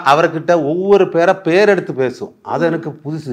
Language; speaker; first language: Tamil; non-native, learner; Malayalam